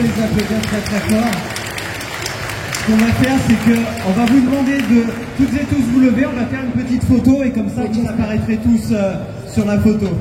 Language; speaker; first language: French; native; French